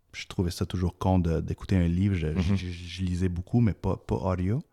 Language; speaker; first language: French; early bilingual, other home language; Arabic